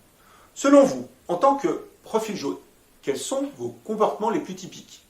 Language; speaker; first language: French; native; French